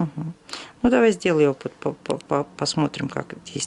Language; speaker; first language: Russian; native; Russian